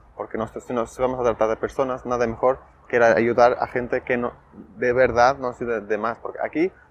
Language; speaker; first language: Spanish; non-native, fluent; Portuguese